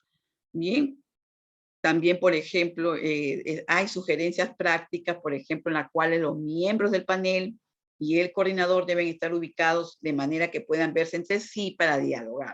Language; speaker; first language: Spanish; native; Spanish